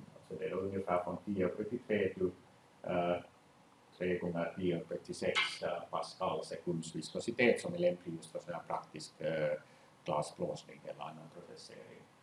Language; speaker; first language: Swedish; native; Swedish